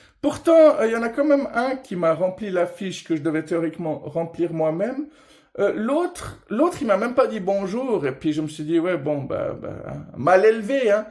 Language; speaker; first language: French; early bilingual, other home language; Persian